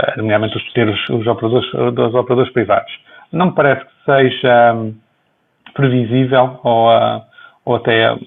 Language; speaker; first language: Portuguese; native; Portuguese